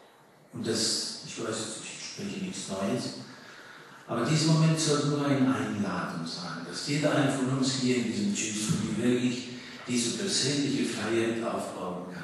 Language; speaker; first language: German; early bilingual, heritage; German